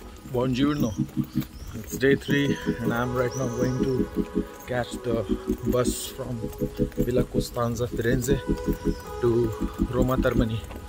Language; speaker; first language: English; non-native, local second language; Hindi